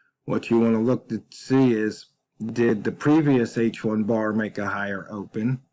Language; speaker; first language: English; native; English